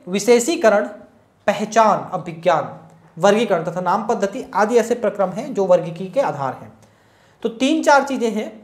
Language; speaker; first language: Hindi; native; Hindi